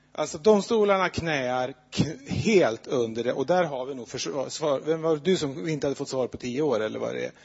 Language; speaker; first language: Swedish; native; Swedish